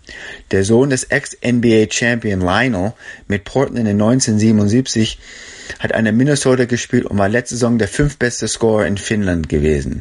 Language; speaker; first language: German; native; German